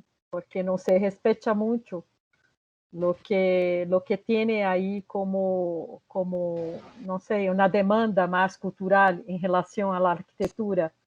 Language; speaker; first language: Spanish; non-native, fluent; Portuguese